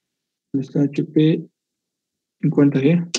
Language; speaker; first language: Spanish; native; Spanish